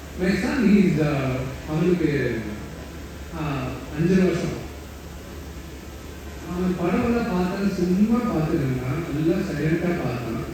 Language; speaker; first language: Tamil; non-native, local second language; Telugu